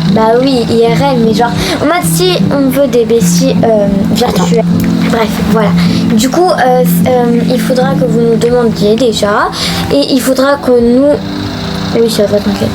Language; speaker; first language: French; native; French